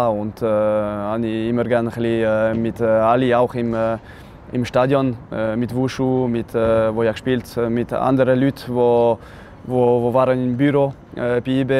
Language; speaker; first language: German; non-native, local second language; French